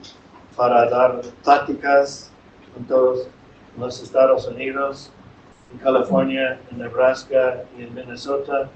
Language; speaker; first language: Spanish; non-native, fluent; English